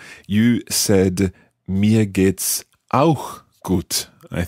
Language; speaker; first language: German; non-native, learner; English